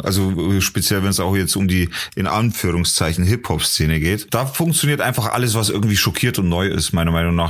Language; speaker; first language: German; native; German